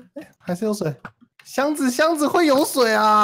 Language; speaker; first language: Chinese; native; Chinese